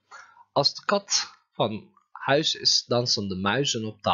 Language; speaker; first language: Dutch; non-native, fluent; Turkish